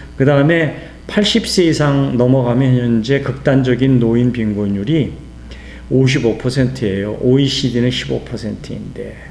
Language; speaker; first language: Korean; native; Korean